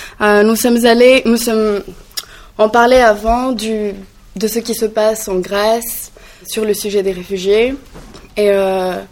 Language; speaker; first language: French; non-native, learner; Greek